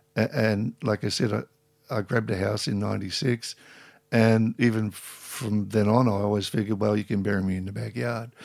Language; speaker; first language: English; native; English